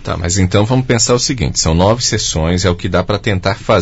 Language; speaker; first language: Portuguese; native; Portuguese